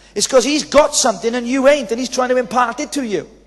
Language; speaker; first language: English; native; English